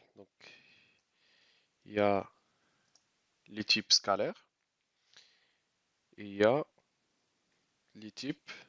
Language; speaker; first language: French; non-native, local second language; Arabic